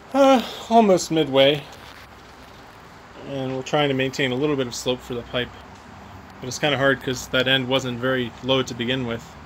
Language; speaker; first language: English; native; English